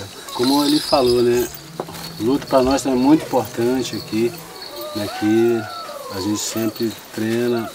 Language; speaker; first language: Portuguese; non-native, local second language; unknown